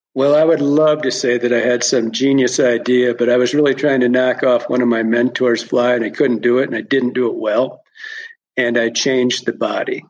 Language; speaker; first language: English; native; English